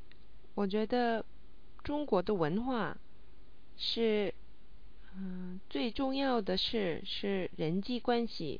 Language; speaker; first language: Chinese; non-native, learner; English